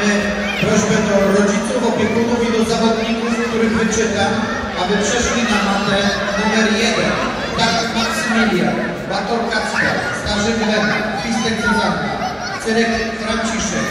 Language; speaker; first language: Polish; native; Polish